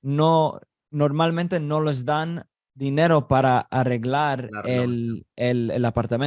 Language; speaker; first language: Spanish; early bilingual, heritage; Spanish